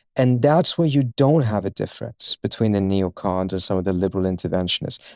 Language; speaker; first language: English; early bilingual, other home language; Persian